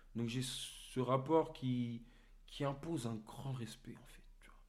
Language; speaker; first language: French; native; French